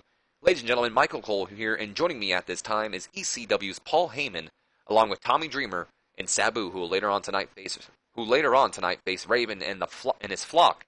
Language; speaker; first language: English; native; English